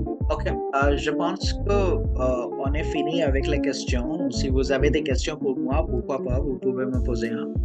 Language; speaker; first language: French; non-native, local second language; Hindi